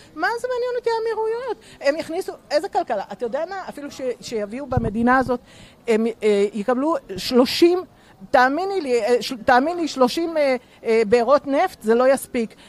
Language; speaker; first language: Hebrew; early bilingual, other home language; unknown